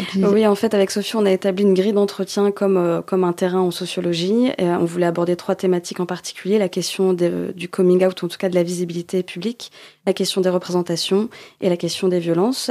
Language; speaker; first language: French; native; French